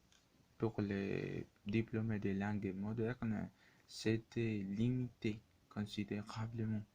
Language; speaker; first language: French; non-native, learner; Spanish